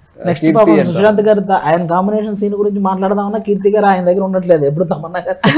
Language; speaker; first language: Telugu; native; Telugu